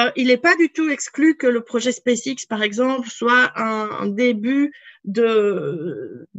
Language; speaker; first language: French; native; French